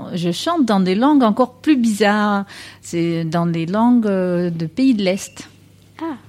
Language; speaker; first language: French; non-native, fluent; Dutch